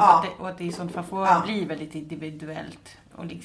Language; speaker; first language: Swedish; native; Swedish